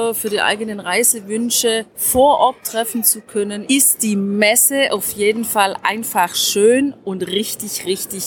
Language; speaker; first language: German; native; German